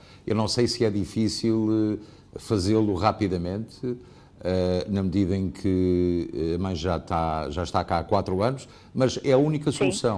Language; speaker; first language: Portuguese; native; Portuguese